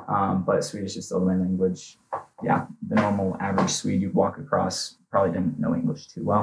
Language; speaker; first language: English; native; English